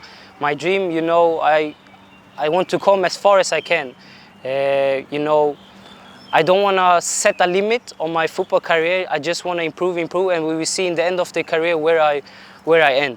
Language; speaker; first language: English; non-native, fluent; Swedish